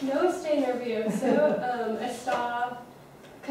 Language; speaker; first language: Spanish; non-native, learner; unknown